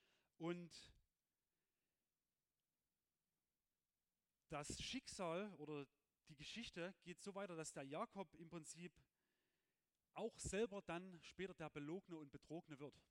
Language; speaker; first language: German; native; German